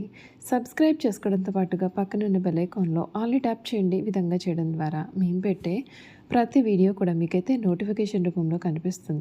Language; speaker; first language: Telugu; native; Telugu